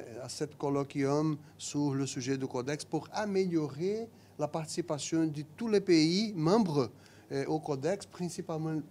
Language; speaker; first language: French; non-native, fluent; Portuguese